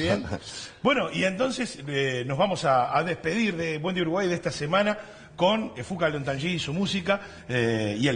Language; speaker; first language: Spanish; native; Spanish